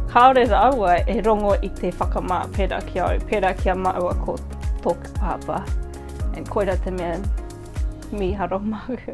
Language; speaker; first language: Māori; non-native, local second language; English